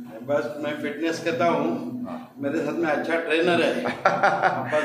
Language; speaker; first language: Hindi; non-native, local second language; Marathi